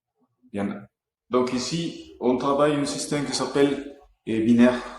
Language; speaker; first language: French; non-native, fluent; Spanish